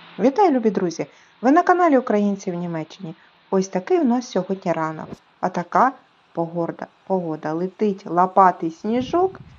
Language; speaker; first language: Ukrainian; native; Ukrainian